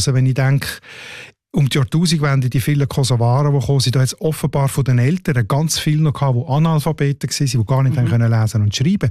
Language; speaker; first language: German; native; German